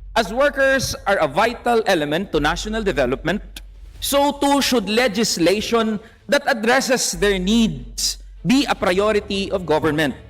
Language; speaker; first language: English; non-native, local second language; Filipino